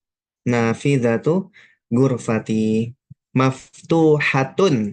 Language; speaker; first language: Arabic; non-native, fluent; Indonesian